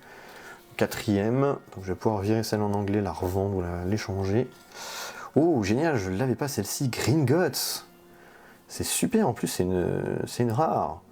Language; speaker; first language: French; native; French